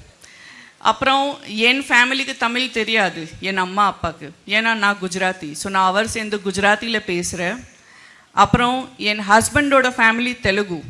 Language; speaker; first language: Tamil; non-native, local second language; Gujarati